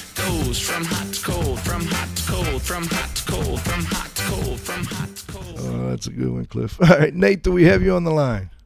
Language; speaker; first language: English; native; English